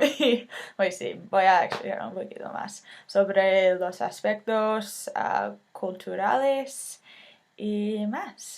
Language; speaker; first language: Spanish; non-native, fluent; English